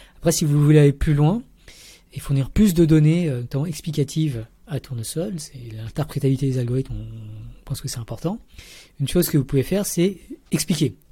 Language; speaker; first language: French; early bilingual, other home language; Vietnamese